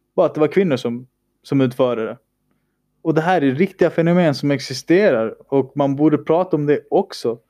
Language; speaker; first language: Swedish; early bilingual, other home language; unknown